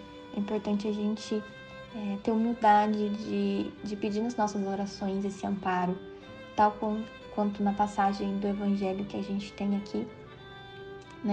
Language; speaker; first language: Portuguese; native; Portuguese